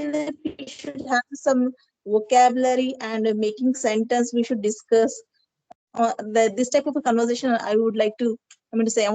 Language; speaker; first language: English; non-native, learner; Telugu